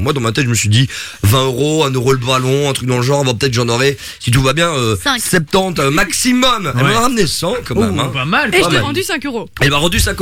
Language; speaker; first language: French; native; French